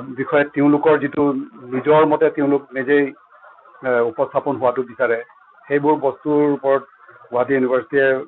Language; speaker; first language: Assamese; non-native, local second language; Karbi